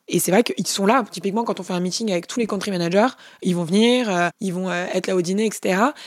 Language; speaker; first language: French; native; French